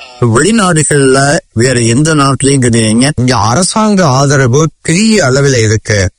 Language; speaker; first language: Tamil; native; Tamil